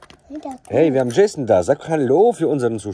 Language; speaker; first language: German; non-native, fluent; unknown